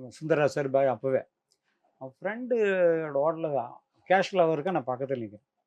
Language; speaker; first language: Tamil; native; Tamil